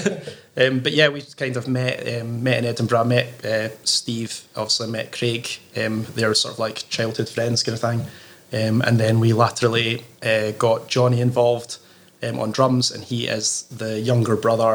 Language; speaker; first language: English; native; English